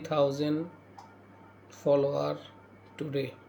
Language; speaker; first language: English; non-native, learner; Bangla